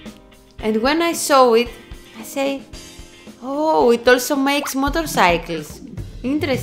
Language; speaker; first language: English; non-native, fluent; Greek